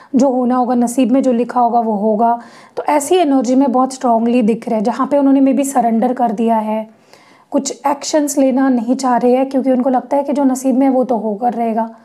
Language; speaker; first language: Hindi; non-native, local second language; Marathi